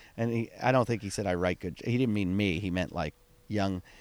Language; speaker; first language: English; native; English